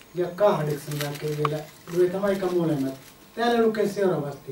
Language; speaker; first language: Finnish; non-native, fluent; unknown